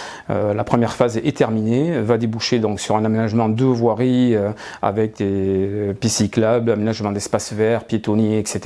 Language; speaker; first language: French; native; French